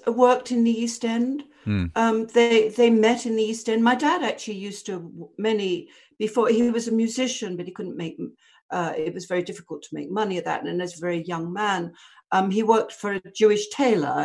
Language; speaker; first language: English; native; English